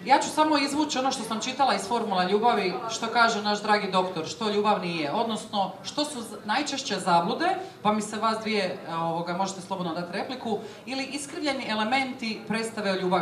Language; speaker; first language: Croatian; native; Croatian